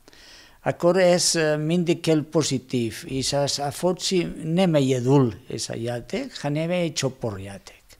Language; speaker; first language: Hungarian; non-native, learner; Spanish